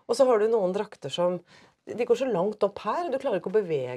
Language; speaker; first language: Norwegian; native; Norwegian